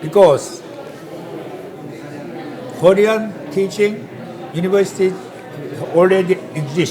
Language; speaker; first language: English; non-native, learner; Korean